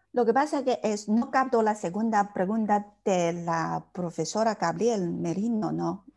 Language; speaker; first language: Spanish; non-native, fluent; Chinese